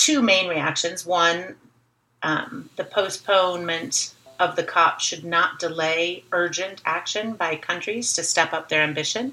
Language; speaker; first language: English; native; English